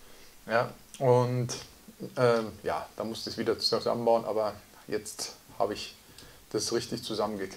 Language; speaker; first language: German; native; German